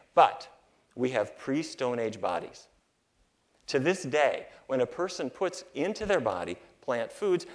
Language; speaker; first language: English; native; English